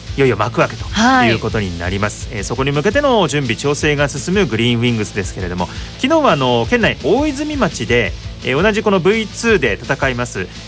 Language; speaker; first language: Japanese; native; Japanese